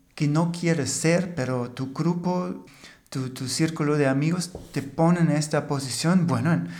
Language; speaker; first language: Spanish; non-native, fluent; German